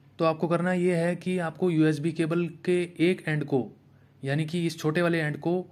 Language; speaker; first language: Hindi; native; Hindi